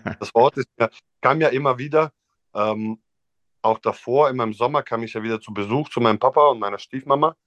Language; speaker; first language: German; non-native, fluent; Serbian